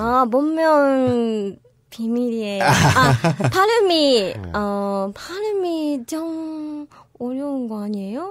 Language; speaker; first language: Korean; non-native, learner; Japanese